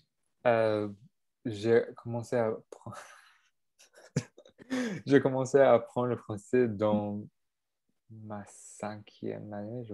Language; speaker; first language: French; non-native, local second language; English